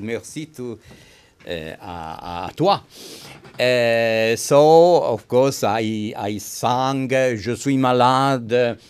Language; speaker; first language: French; non-native, learner; Italian